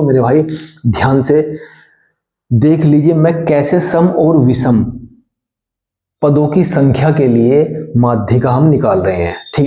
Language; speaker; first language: Hindi; native; Hindi